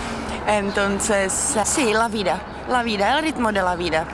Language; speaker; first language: Spanish; non-native, fluent; Czech